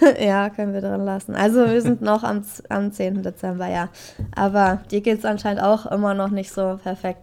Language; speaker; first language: German; native; German